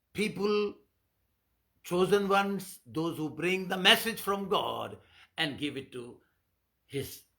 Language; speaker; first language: English; non-native, local second language; Hindi